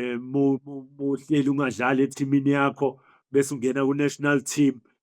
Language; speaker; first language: Zulu; native; Zulu